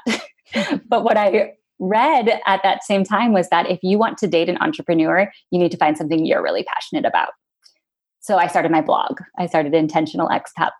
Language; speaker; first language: English; native; English